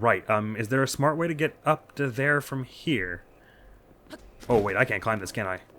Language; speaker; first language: English; native; English